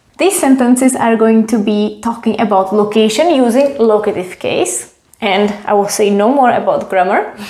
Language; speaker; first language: English; non-native, fluent; Czech